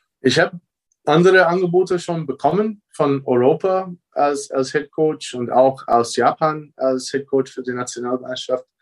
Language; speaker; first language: German; non-native, fluent; English